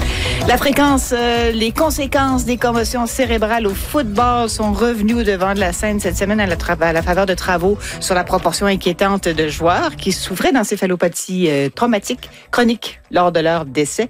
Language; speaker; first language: French; native; French